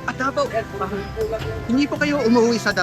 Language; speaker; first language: Filipino; non-native, fluent; Japanese